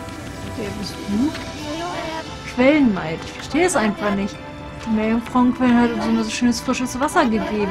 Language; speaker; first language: German; native; German